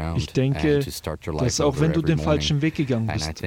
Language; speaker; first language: German; non-native, fluent; English